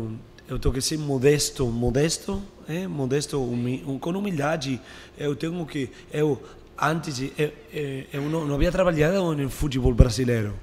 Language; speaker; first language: Portuguese; non-native, learner; Spanish